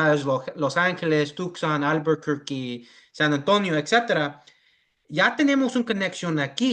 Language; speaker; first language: Spanish; early bilingual, heritage; English